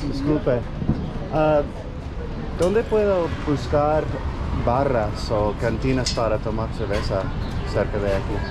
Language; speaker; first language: Spanish; non-native, learner; English